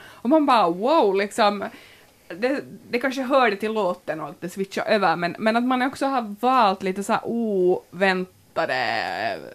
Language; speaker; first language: Swedish; native; Swedish